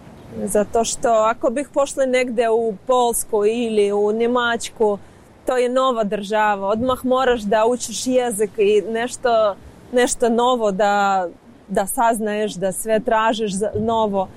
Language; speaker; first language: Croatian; non-native, learner; Ukrainian